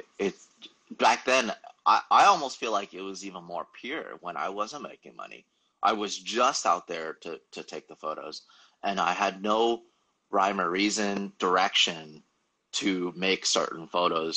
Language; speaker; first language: English; native; English